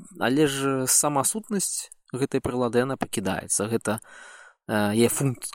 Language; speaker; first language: Belarusian; native; Belarusian